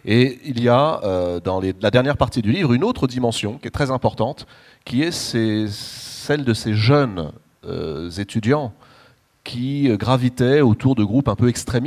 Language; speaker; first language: French; native; French